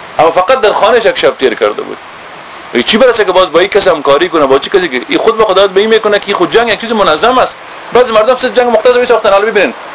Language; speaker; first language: Persian; native; Persian